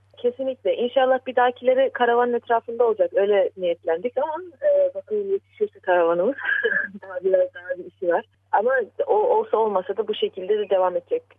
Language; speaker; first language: Turkish; early bilingual, heritage; Turkish